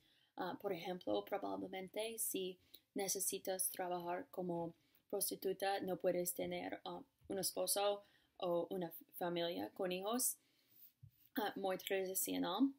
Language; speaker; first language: Spanish; non-native, learner; English